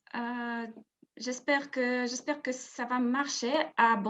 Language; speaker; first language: French; non-native, fluent; Russian